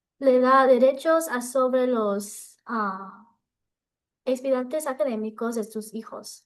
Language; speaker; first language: Spanish; non-native, local second language; English